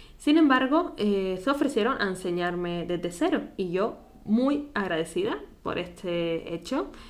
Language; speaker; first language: Spanish; native; Spanish